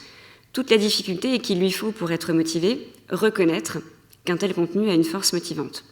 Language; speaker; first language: French; native; French